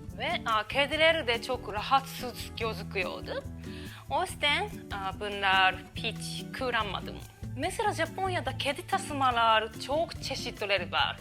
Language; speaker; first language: Turkish; non-native, learner; Japanese